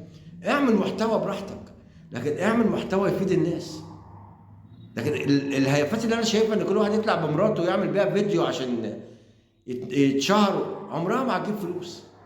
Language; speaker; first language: Arabic; native; Arabic